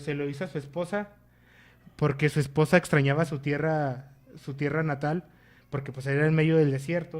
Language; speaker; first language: Spanish; native; Spanish